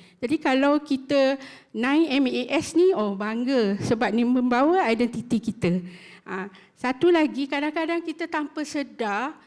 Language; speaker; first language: Malay; native; Malay